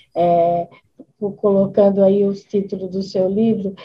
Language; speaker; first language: Portuguese; native; Portuguese